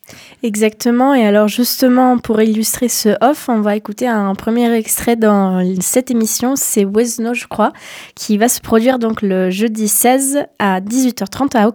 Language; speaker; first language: French; native; French